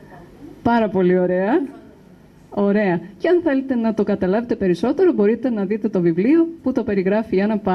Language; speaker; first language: Greek; native; Greek